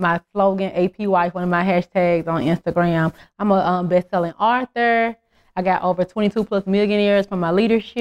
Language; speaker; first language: English; native; English